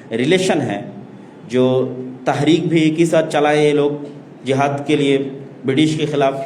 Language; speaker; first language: Urdu; non-native, fluent; Bangla